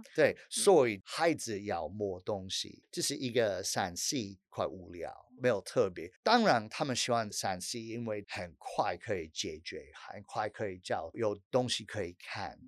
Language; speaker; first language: Chinese; non-native, fluent; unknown